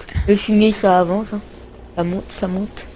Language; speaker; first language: French; native; French